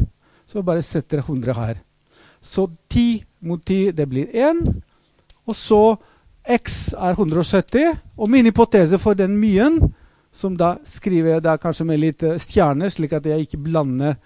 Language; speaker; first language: Norwegian; non-native, fluent; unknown